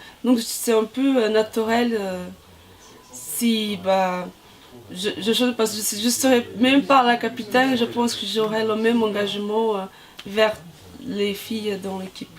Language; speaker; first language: French; non-native, fluent; Portuguese